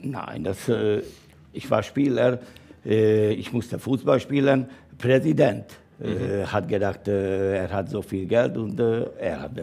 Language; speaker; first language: German; non-native, learner; Hungarian